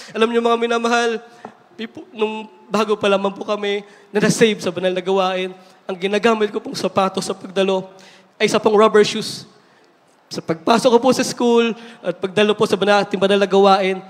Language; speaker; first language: Filipino; native; Filipino